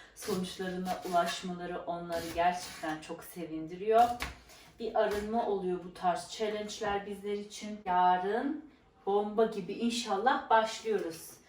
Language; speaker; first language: Turkish; early bilingual, heritage; Turkish